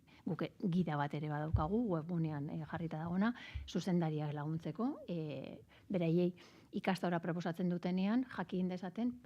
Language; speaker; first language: Basque; native; Basque